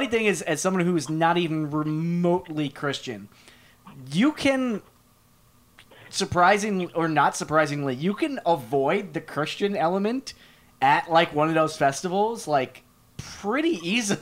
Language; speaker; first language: English; native; English